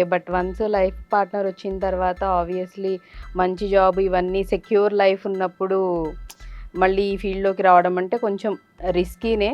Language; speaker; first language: Telugu; native; Telugu